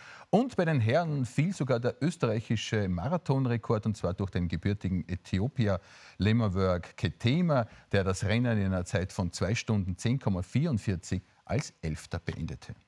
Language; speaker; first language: German; native; German